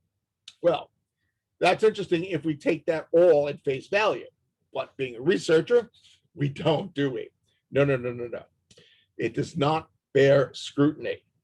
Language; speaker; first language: English; native; English